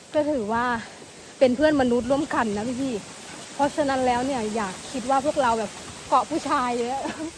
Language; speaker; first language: Thai; native; Thai